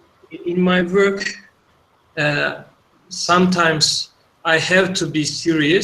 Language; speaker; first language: English; non-native, learner; Turkish